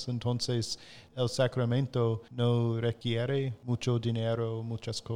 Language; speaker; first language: Spanish; non-native, fluent; English